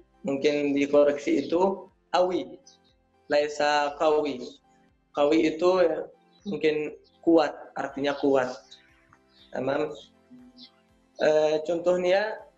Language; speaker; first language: Indonesian; non-native, learner; Arabic